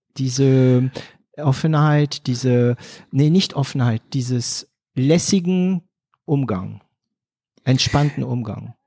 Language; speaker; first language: German; non-native, fluent; French